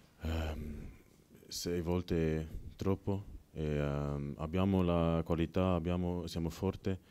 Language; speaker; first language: Italian; non-native, learner; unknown